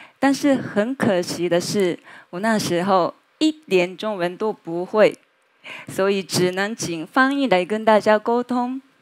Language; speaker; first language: Chinese; non-native, fluent; Japanese